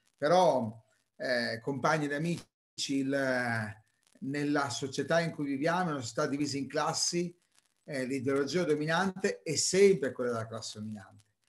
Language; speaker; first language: Italian; native; Italian